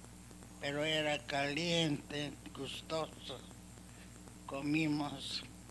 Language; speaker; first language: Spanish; non-native, learner; Hungarian